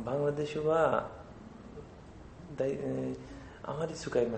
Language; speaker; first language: Japanese; non-native, learner; Bangla